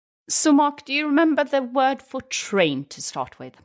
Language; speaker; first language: English; non-native, fluent; Swedish